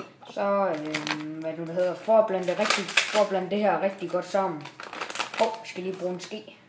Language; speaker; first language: Danish; native; Danish